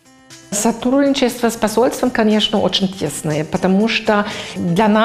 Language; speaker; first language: Russian; non-native, fluent; German